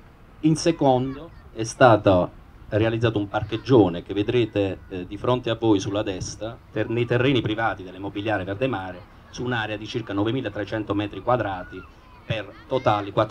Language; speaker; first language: Italian; native; Italian